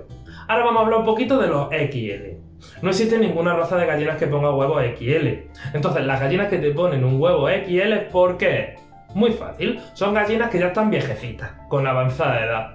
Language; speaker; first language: Spanish; native; Spanish